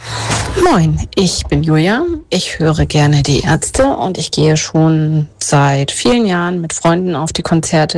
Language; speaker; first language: German; native; German